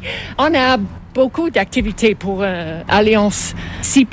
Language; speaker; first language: French; non-native, local second language; English